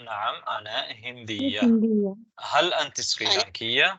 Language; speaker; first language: Arabic; non-native, fluent; Tamil